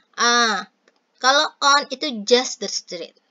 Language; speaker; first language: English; non-native, fluent; Indonesian